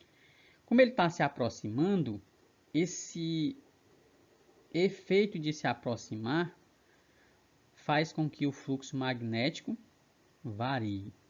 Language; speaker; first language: Portuguese; native; Portuguese